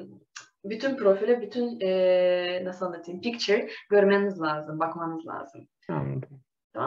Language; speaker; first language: Turkish; non-native, fluent; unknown